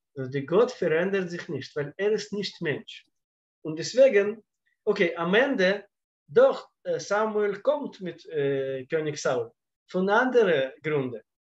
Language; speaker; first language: German; non-native, fluent; Russian